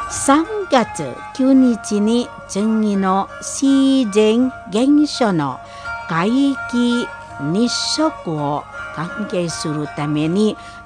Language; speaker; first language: Japanese; non-native, fluent; Indonesian